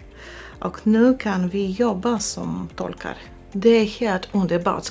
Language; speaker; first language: Swedish; non-native, fluent; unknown